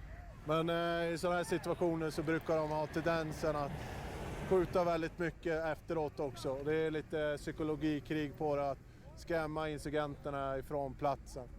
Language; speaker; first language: Swedish; native; Swedish